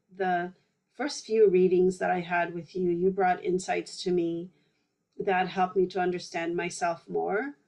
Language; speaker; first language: English; early bilingual, other home language; Polish